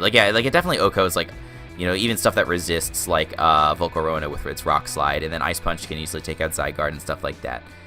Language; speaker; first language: English; native; English